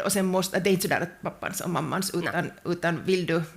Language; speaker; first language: Swedish; native; Swedish